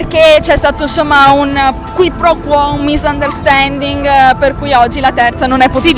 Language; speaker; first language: Italian; native; Italian